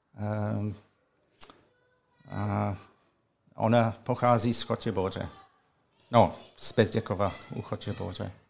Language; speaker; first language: Czech; non-native, learner; English